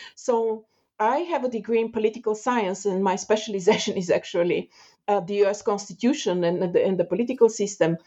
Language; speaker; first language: English; non-native, fluent; Bulgarian